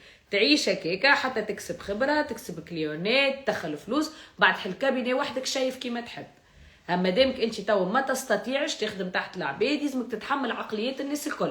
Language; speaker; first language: Arabic; native; Arabic